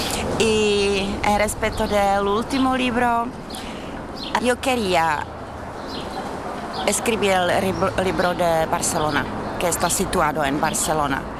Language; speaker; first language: Spanish; non-native, fluent; Czech